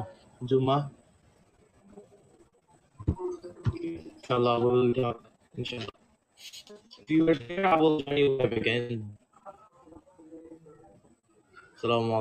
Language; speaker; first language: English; non-native, learner; Bangla